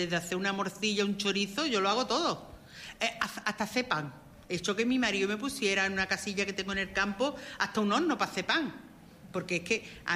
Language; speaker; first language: Spanish; native; Spanish